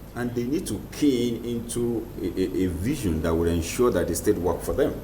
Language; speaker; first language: English; non-native, local second language; Yoruba